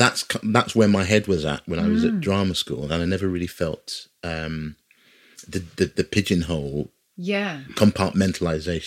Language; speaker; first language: English; native; English